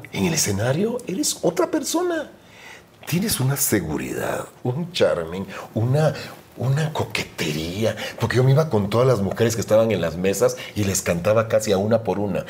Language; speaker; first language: Spanish; native; Spanish